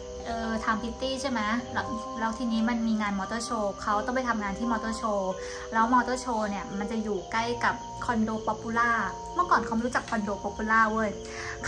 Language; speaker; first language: Thai; native; Thai